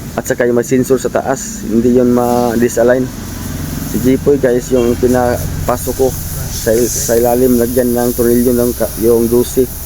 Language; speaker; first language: Filipino; non-native, local second language; Cebuano